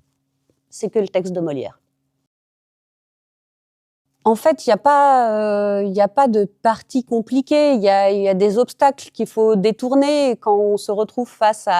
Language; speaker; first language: French; native; French